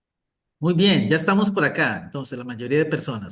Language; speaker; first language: Spanish; native; Spanish